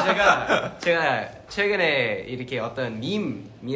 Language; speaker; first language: Korean; early bilingual, heritage; Korean